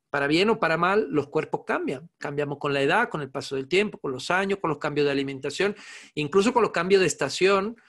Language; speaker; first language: Spanish; non-native, fluent; Italian